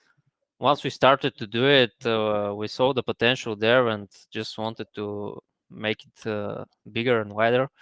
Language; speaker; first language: English; non-native, fluent; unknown